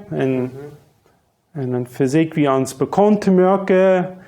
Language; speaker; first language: German; non-native, local second language; Low German